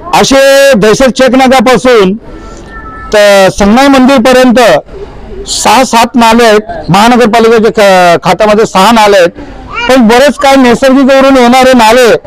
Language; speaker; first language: Marathi; native; Marathi